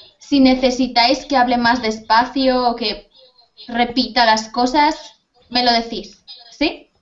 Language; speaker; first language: Spanish; native; Spanish